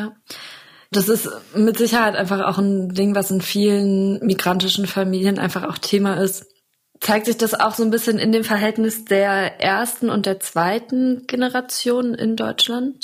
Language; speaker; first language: German; native; German